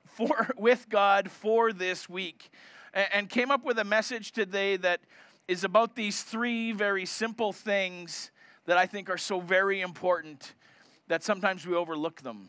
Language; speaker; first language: English; native; English